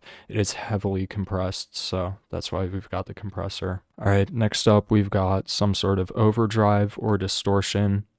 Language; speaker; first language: English; native; English